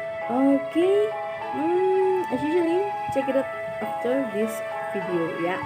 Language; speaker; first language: English; non-native, local second language; Indonesian